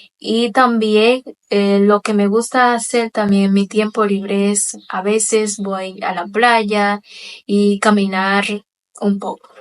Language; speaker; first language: Spanish; non-native, local second language; Haitian Creole